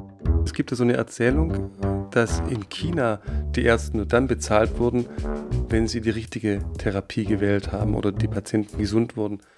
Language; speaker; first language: German; native; German